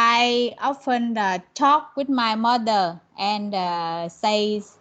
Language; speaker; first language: English; non-native, learner; Vietnamese